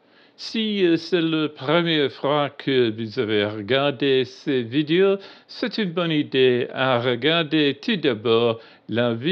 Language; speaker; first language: French; non-native, learner; English